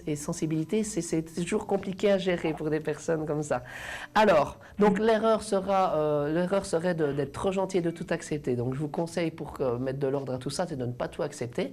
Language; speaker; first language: French; native; French